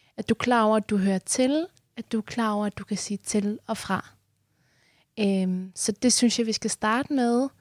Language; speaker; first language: Danish; early bilingual, other home language; Persian